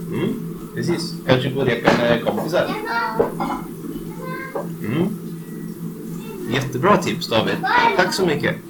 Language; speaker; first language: Swedish; native; Swedish